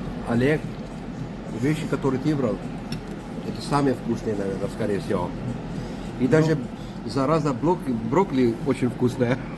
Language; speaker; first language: Russian; non-native, fluent; Urdu